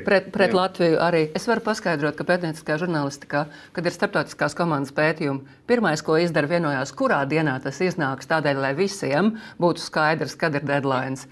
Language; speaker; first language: Latvian; native; Latvian